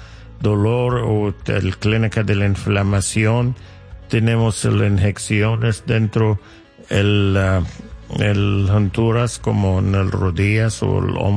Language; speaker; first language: Spanish; non-native, learner; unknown